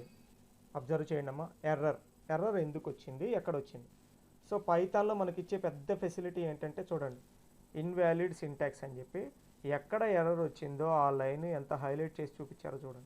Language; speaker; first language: Telugu; native; Telugu